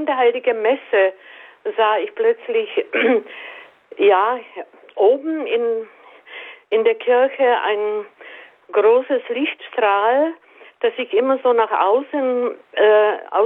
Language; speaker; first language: German; native; German